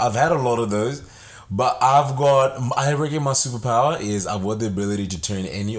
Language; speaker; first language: English; non-native, local second language; Shona